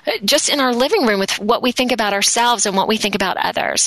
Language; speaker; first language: English; native; English